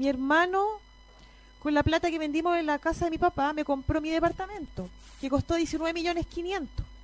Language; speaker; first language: Spanish; native; Spanish